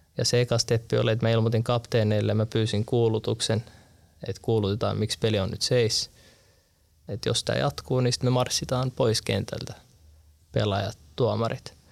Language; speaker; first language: Finnish; early bilingual, other home language; Arabic